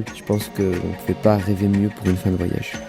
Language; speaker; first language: French; native; French